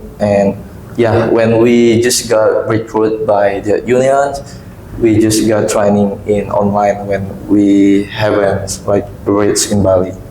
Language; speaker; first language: English; non-native, local second language; Indonesian